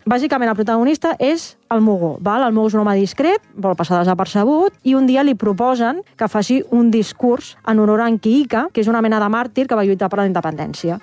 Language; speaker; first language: Catalan; native; Catalan